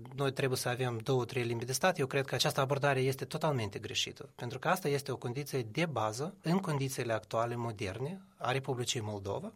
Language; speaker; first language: Romanian; non-native, fluent; Russian